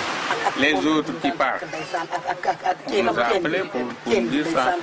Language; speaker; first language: French; non-native, local second language; Wolof